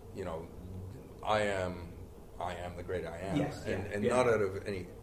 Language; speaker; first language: English; native; English